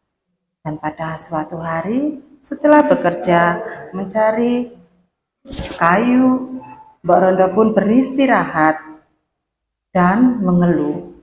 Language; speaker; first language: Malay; non-native, local second language; Javanese